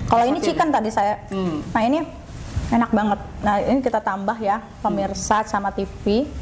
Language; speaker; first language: Indonesian; native; Indonesian